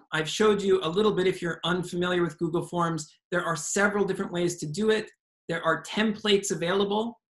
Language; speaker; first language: English; native; English